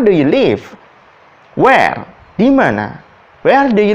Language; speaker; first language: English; non-native, fluent; Indonesian